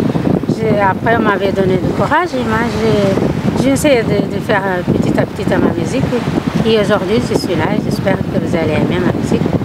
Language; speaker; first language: French; non-native, learner; Kabuverdianu